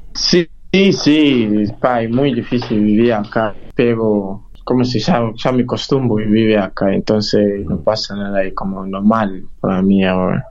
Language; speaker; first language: Spanish; non-native, learner; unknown